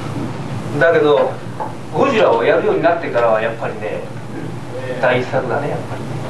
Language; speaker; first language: Japanese; native; Japanese